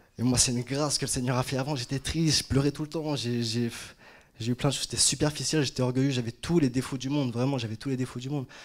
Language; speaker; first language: French; native; French